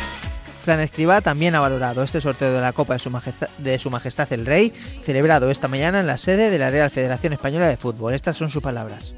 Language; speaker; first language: Spanish; native; Spanish